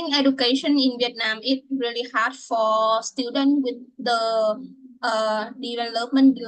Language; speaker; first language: English; non-native, learner; Vietnamese